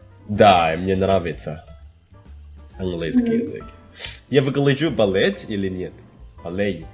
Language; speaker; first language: Russian; non-native, learner; Indonesian